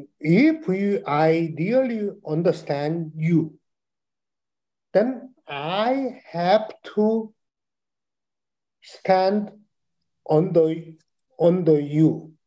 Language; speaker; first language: English; non-native, learner; Chinese